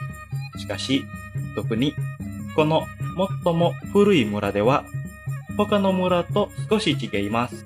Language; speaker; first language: Japanese; non-native, fluent; Indonesian